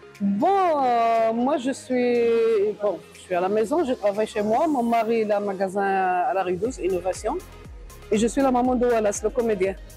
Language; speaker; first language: French; non-native, local second language; Arabic